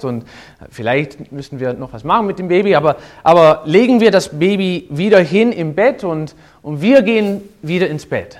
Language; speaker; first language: German; non-native, fluent; English